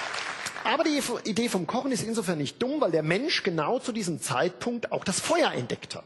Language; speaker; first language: German; native; German